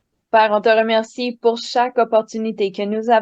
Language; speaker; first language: French; native; French